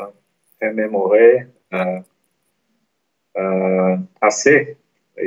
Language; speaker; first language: French; non-native, learner; Portuguese